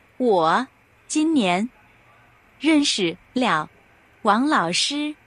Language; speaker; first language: Chinese; non-native, learner; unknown